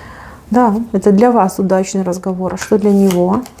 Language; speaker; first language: Russian; native; Russian